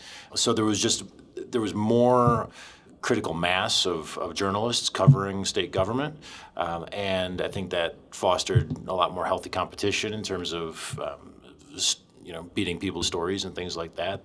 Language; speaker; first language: English; native; English